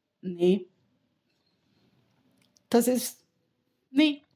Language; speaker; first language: German; non-native, learner; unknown